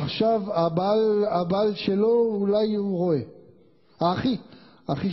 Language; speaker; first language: Hebrew; non-native, learner; French